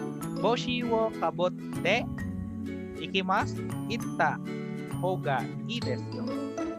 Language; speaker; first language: Japanese; non-native, fluent; Filipino